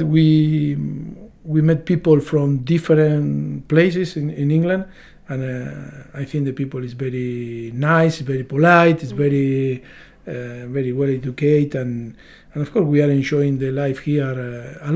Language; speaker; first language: English; non-native, learner; Spanish